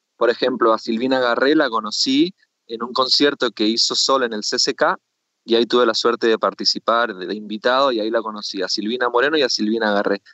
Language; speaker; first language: Spanish; native; Spanish